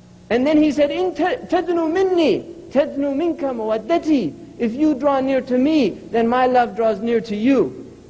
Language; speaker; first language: English; native; English